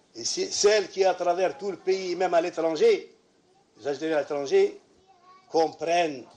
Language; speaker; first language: French; non-native, local second language; Arabic